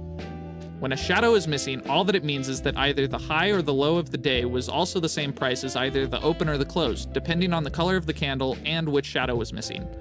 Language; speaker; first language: English; native; English